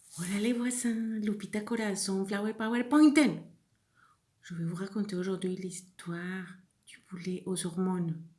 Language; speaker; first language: French; non-native, fluent; Spanish